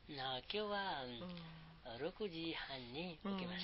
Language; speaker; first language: Japanese; non-native, learner; Nepali